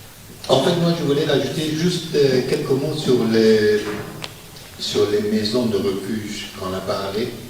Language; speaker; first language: French; non-native, fluent; Persian